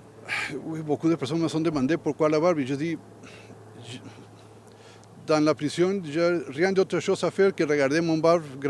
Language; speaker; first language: French; non-native, learner; Spanish